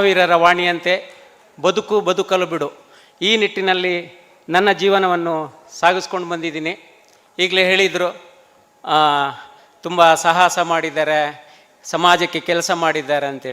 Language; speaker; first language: Kannada; native; Kannada